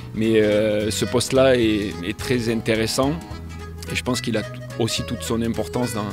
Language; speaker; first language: French; native; French